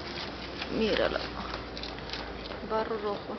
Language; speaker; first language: Spanish; non-native, learner; Italian